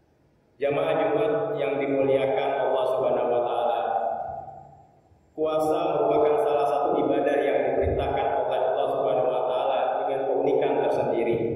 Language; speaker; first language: Indonesian; native; Indonesian